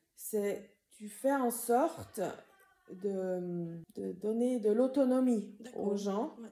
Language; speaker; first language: French; native; French